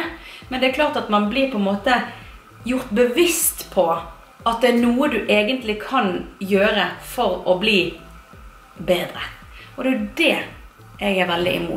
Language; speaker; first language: Norwegian; native; Norwegian